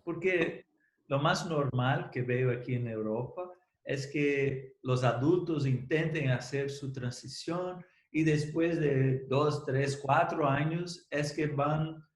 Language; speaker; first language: Spanish; non-native, fluent; Portuguese